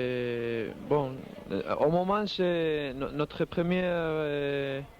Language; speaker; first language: French; non-native, learner; Spanish